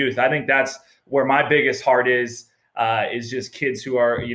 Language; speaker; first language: English; native; English